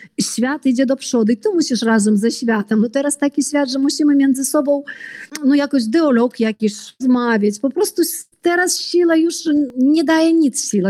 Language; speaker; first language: Polish; early bilingual, heritage; Polish